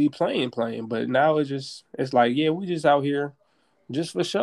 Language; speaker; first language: English; native; English